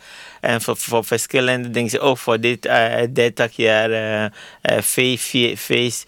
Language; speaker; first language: Dutch; non-native, fluent; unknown